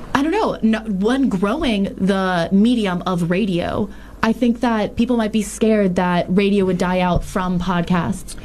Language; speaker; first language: English; native; English